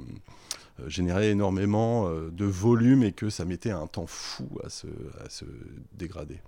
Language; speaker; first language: French; native; French